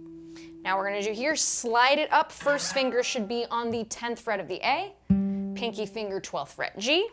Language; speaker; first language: English; native; English